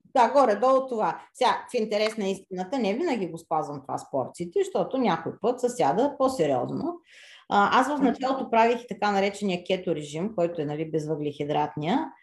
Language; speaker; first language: Bulgarian; native; Bulgarian